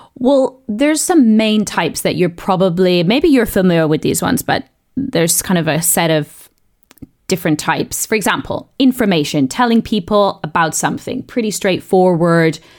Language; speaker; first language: English; native; English